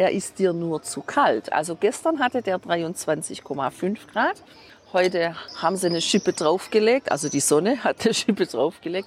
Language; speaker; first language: German; native; German